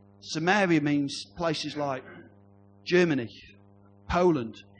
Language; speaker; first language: English; native; English